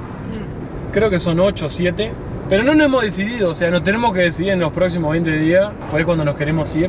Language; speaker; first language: Spanish; native; Spanish